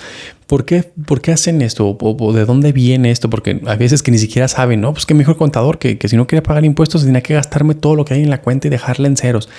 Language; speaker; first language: Spanish; native; Spanish